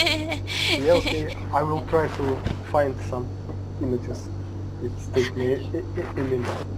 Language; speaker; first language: English; non-native, learner; Russian